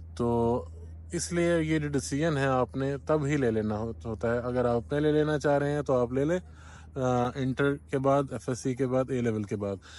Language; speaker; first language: Urdu; native; Urdu